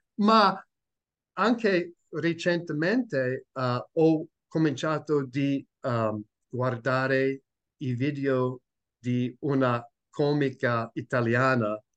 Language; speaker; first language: Italian; non-native, learner; English